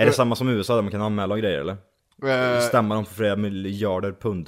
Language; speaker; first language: Swedish; native; Swedish